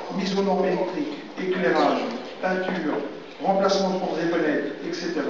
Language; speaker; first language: French; native; French